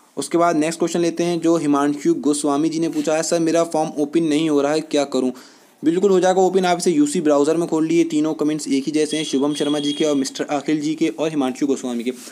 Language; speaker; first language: Hindi; native; Hindi